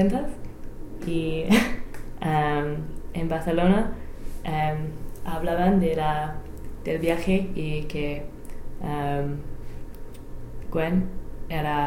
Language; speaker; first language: Spanish; non-native, learner; English